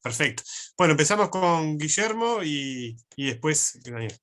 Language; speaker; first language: Spanish; native; Spanish